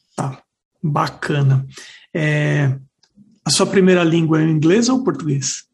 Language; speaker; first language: Portuguese; native; Portuguese